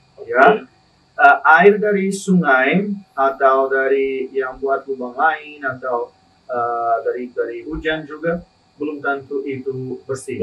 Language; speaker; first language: Indonesian; non-native, learner; Spanish